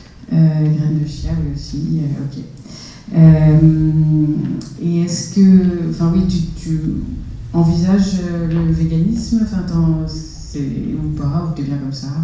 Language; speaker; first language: French; native; French